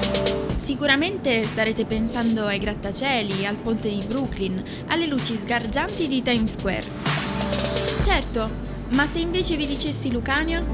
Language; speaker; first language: Italian; native; Italian